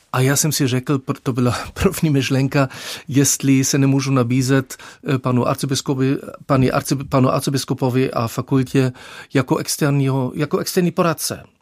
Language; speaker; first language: Czech; non-native, fluent; German